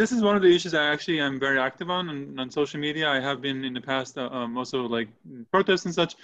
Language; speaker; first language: English; non-native, fluent; Hebrew